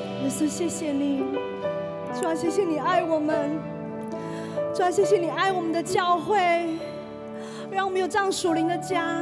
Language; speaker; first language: Chinese; native; Chinese